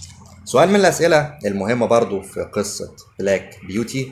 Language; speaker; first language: Arabic; native; Arabic